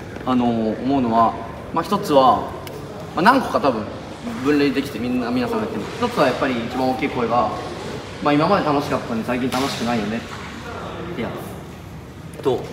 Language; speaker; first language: Japanese; native; Japanese